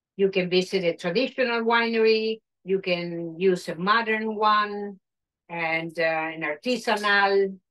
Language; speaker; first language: English; non-native, fluent; Spanish